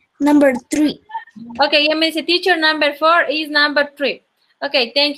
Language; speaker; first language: English; non-native, learner; Spanish